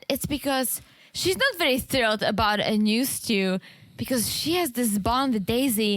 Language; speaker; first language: English; native; English